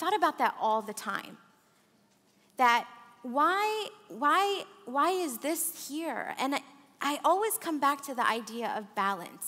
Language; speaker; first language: English; early bilingual, other home language; Arabic